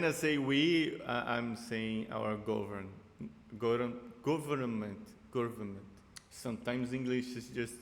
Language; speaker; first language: English; non-native, fluent; Portuguese